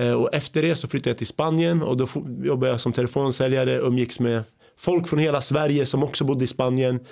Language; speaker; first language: Swedish; early bilingual, other home language; Arabic